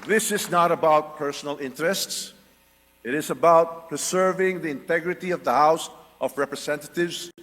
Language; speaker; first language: English; non-native, local second language; Filipino